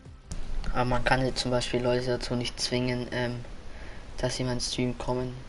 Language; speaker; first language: German; native; German